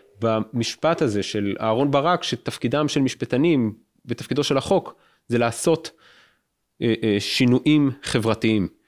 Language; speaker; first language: Hebrew; native; Hebrew